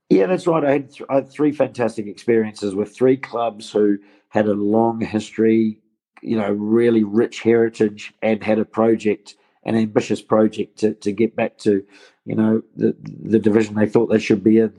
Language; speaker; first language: English; native; English